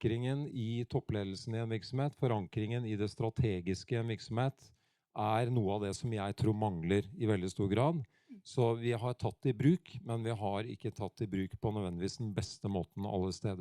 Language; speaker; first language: Norwegian; native; Norwegian